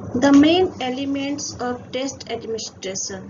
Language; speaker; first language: English; non-native, local second language; Hindi